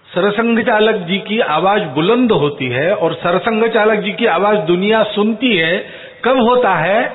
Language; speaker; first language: Hindi; non-native, local second language; Marathi